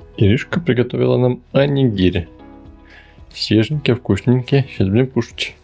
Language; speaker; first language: Russian; native; Russian